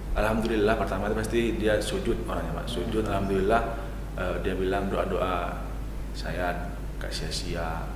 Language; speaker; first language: Indonesian; non-native, local second language; Madurese